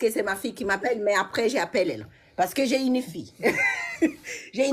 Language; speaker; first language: French; non-native, learner; Portuguese